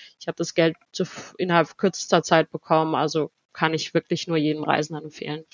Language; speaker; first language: German; native; German